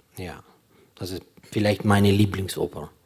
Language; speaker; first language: German; non-native, fluent; Ukrainian